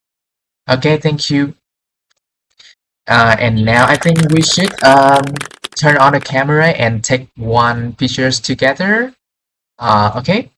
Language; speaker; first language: English; non-native, fluent; Vietnamese